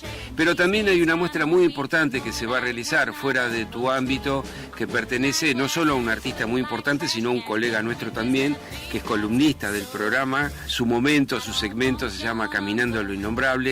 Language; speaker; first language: Spanish; native; Spanish